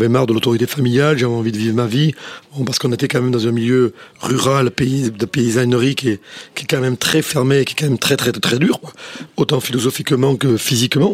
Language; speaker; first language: French; native; French